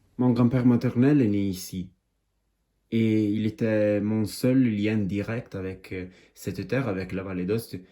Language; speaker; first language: French; non-native, local second language; Italian